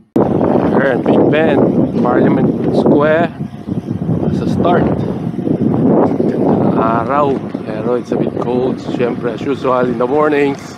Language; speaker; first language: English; non-native, local second language; Filipino